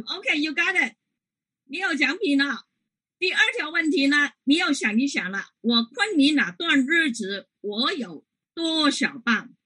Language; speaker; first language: Chinese; non-native, local second language; Cantonese